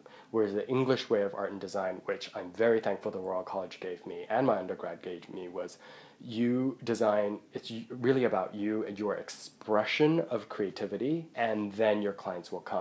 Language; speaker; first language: English; non-native, local second language; Cantonese